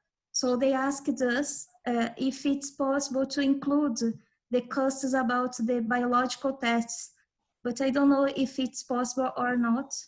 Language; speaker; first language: English; non-native, fluent; Portuguese